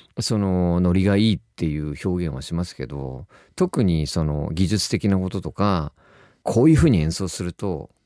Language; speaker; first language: Japanese; native; Japanese